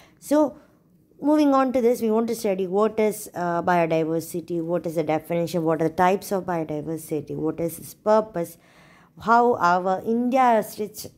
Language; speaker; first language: English; non-native, local second language; Malayalam